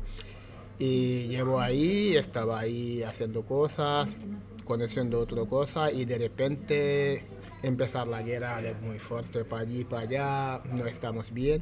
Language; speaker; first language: Spanish; non-native, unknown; Wolof